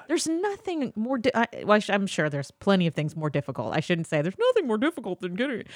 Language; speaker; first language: English; native; English